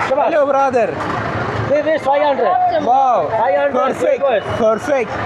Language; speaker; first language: English; non-native, learner; Turkish